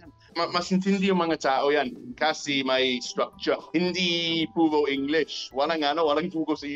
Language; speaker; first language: Filipino; non-native, learner; English